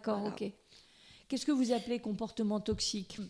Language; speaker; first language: French; native; French